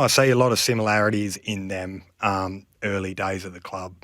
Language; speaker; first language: English; native; English